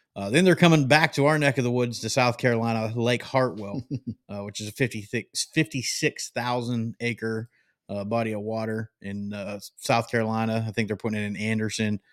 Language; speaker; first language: English; native; English